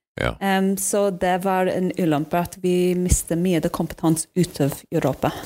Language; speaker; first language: Norwegian; non-native, fluent; English